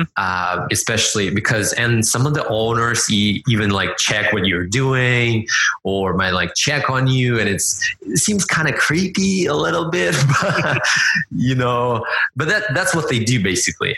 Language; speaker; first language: English; non-native, fluent; Lithuanian